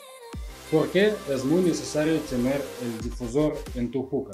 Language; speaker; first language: Spanish; non-native, learner; Russian